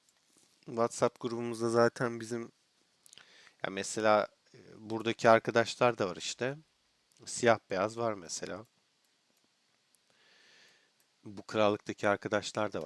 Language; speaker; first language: Turkish; native; Turkish